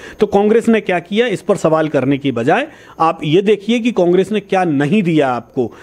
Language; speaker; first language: Hindi; native; Hindi